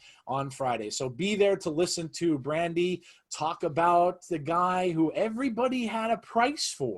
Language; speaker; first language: English; native; English